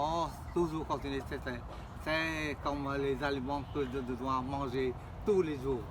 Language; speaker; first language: French; non-native, fluent; Khmer